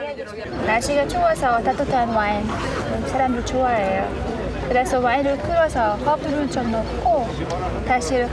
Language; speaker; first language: Korean; non-native, learner; Hungarian